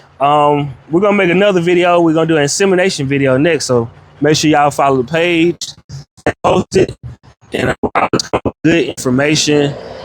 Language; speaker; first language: English; native; English